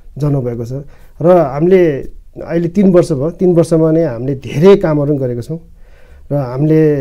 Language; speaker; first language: Nepali; non-native, local second language; Eastern Tamang